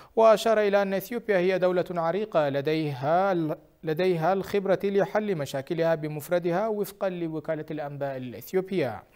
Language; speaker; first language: Arabic; non-native, fluent; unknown